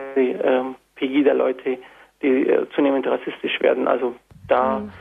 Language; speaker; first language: German; non-native, fluent; Turkish